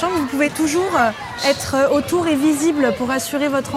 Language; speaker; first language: French; native; French